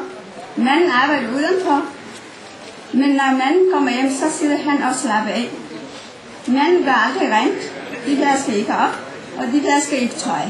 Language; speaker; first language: Danish; non-native, fluent; Nepali